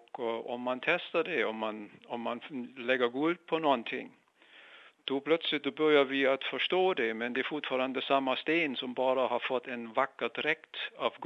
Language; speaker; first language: Swedish; non-native, fluent; German